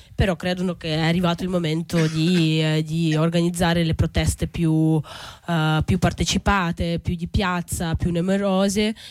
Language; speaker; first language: Italian; native; Italian